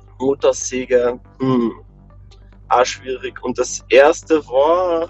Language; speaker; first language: German; native; German